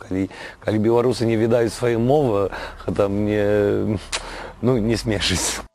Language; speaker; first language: Belarusian; non-native, fluent; Polish